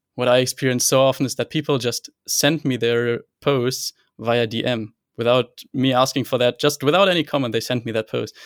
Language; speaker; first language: English; non-native, fluent; German